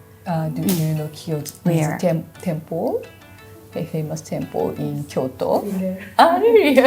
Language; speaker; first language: English; non-native, learner; Japanese